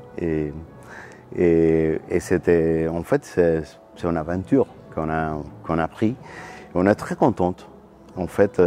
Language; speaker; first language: French; non-native, fluent; Spanish